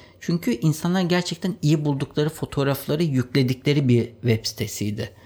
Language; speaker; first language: Turkish; native; Turkish